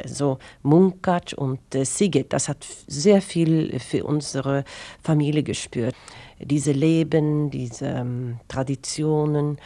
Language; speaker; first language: German; non-native, fluent; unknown